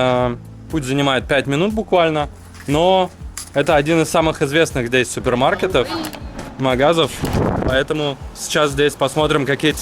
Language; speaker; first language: Russian; native; Russian